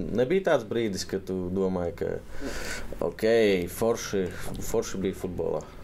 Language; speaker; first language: Latvian; native; Latvian